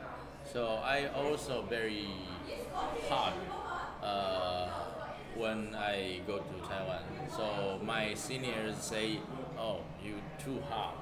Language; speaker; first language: English; non-native, learner; Japanese